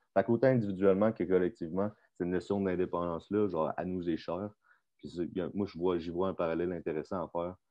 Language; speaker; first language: French; native; French